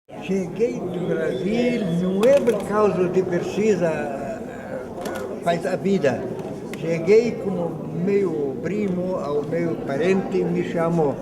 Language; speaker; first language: Portuguese; non-native, learner; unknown